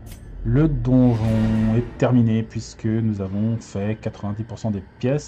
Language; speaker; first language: French; native; French